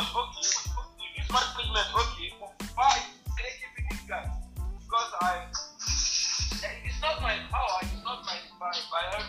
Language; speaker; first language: English; non-native, local second language; Yoruba